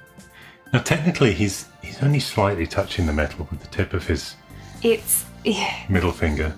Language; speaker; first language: English; native; English